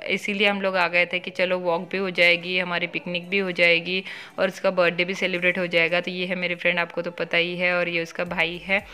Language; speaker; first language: Hindi; non-native, local second language; Marathi